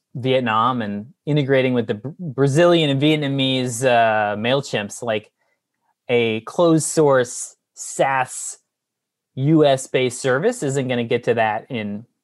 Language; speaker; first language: English; native; English